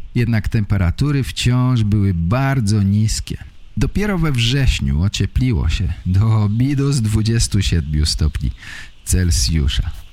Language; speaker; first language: Polish; native; Polish